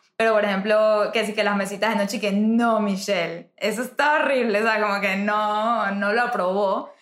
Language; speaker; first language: Spanish; native; Spanish